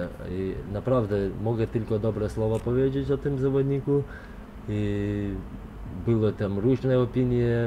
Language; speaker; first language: Polish; non-native, fluent; Lithuanian